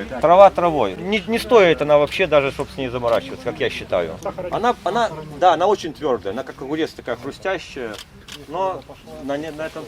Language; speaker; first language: Russian; native; Russian